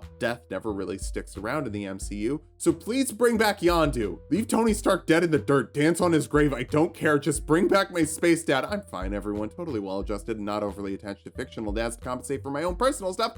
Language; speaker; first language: English; native; English